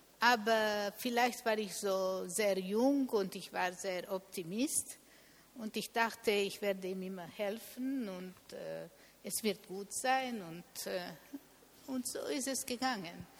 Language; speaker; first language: German; non-native, learner; Italian